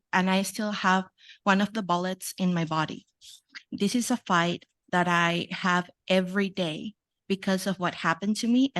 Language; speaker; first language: English; non-native, fluent; Spanish